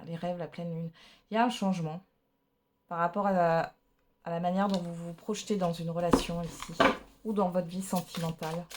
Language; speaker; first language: French; native; French